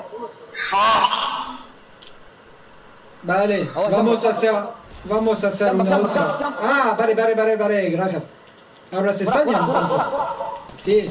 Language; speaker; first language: Spanish; non-native, learner; French